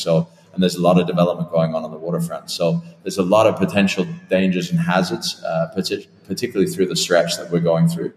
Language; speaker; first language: English; native; English